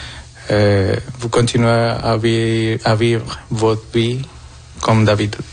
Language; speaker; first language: French; non-native, fluent; Spanish